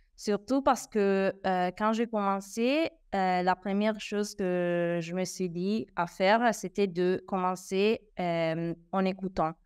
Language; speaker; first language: French; non-native, fluent; Italian